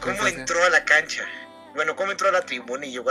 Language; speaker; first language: Spanish; native; Spanish